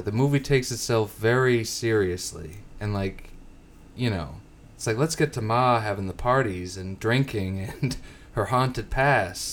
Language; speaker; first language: English; native; English